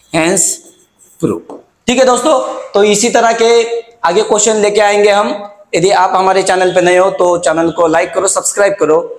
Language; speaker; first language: Hindi; non-native, local second language; Marathi